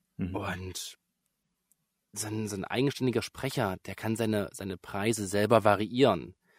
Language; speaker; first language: German; native; German